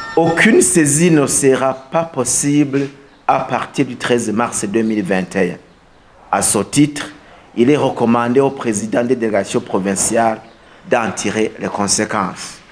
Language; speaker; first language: French; non-native, local second language; Rundi